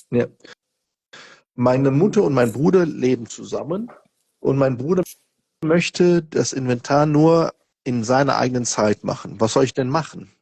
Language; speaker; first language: German; non-native, fluent; Portuguese